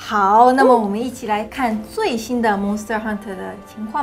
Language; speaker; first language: Chinese; native; Chinese